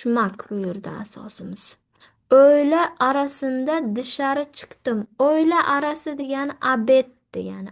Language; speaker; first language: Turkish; non-native, fluent; Uzbek